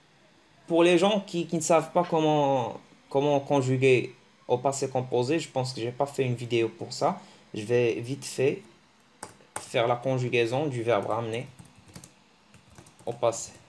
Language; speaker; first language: French; early bilingual, other home language; Arabic